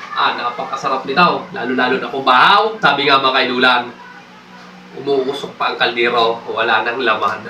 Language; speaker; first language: Filipino; non-native, local second language; Bikol